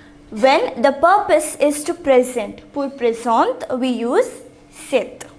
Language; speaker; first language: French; non-native, fluent; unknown